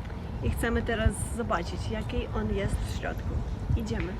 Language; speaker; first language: Polish; non-native, learner; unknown